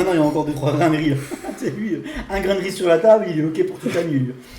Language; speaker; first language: French; native; French